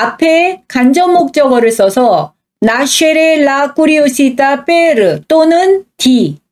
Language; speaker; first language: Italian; non-native, fluent; Korean